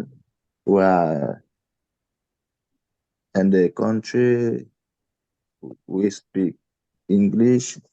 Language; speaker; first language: English; non-native, learner; Haitian Creole